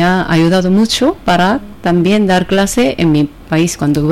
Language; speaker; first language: Spanish; non-native, fluent; Korean